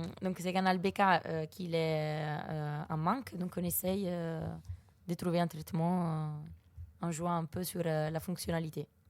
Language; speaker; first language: French; non-native, fluent; Italian